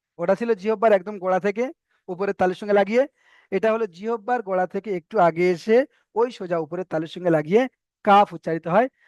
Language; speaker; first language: Bangla; native; Bangla